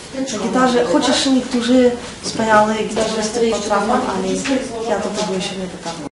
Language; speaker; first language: Polish; non-native, fluent; Russian